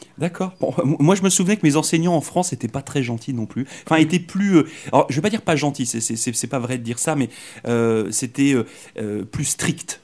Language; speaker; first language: French; native; French